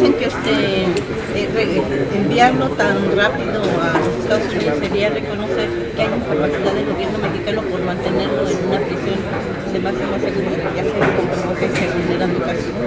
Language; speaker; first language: Spanish; native; Spanish